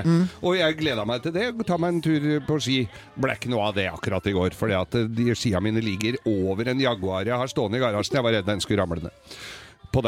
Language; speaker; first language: Norwegian; native; Norwegian